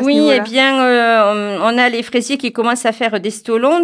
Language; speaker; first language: French; native; French